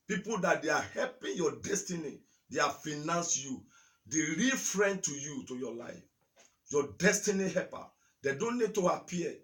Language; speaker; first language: English; non-native, local second language; Yoruba